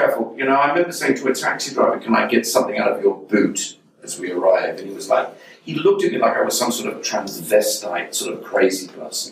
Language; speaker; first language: English; native; English